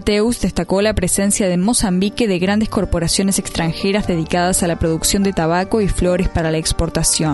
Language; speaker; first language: Spanish; native; Spanish